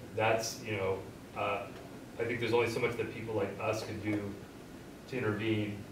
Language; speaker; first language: English; native; English